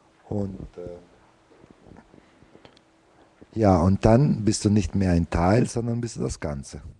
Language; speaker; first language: German; non-native, fluent; Italian